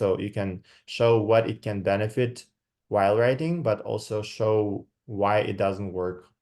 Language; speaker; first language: English; non-native, fluent; Kazakh